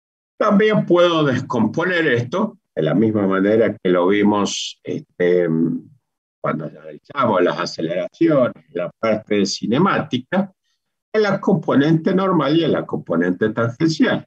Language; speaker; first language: Spanish; native; Spanish